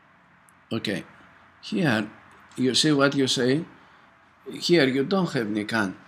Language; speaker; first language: English; non-native, fluent; Greek